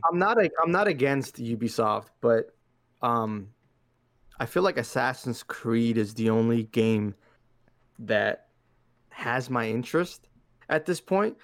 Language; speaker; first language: English; early bilingual, other home language; Arabic